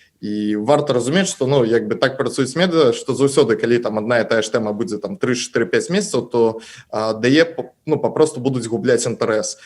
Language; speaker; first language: Belarusian; native; Belarusian